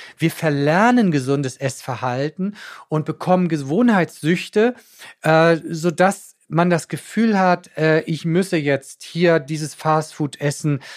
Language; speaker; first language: German; native; German